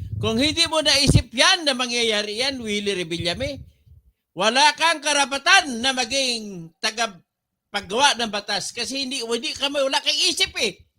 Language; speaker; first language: Filipino; non-native, local second language; Cebuano